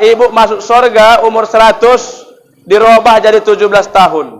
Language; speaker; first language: Indonesian; native; Indonesian